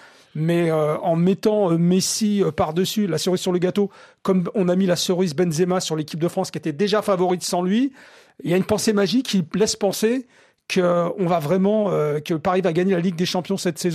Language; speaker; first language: French; native; French